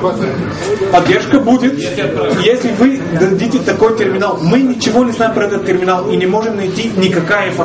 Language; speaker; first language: Russian; non-native, fluent; Bulgarian